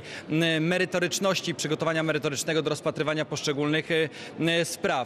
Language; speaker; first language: Polish; native; Polish